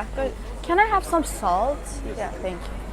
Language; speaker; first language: English; non-native, fluent; Persian